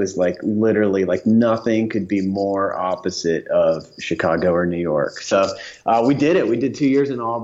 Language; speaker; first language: English; native; English